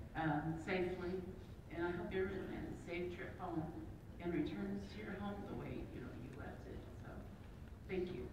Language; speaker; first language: English; native; English